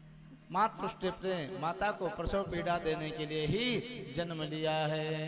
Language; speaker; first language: Hindi; native; Hindi